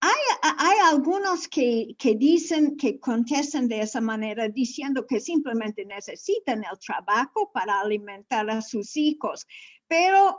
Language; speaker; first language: Spanish; non-native, fluent; English